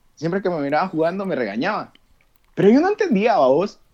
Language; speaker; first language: Spanish; native; Spanish